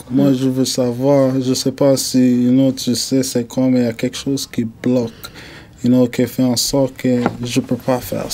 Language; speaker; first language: French; non-native, fluent; English